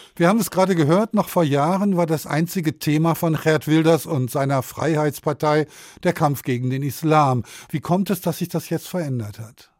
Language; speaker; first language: German; native; German